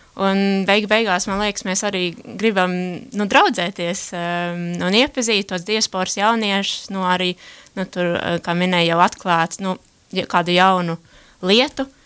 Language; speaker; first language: Latvian; early bilingual, heritage; Latvian